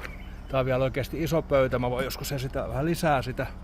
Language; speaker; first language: Finnish; native; Finnish